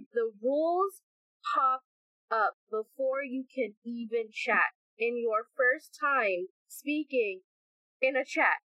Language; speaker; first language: English; native; English